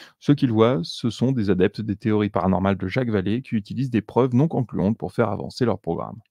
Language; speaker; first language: French; native; French